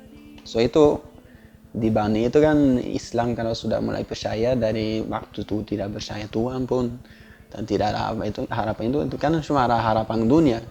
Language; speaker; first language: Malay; non-native, fluent; Swedish